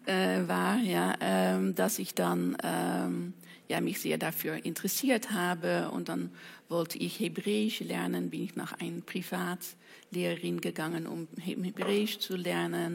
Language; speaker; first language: German; non-native, fluent; Dutch